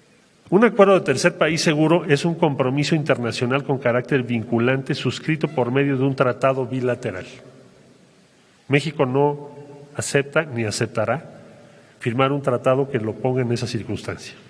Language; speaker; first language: Spanish; native; Spanish